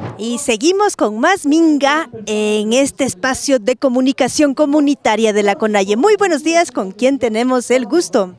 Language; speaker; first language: Spanish; native; Spanish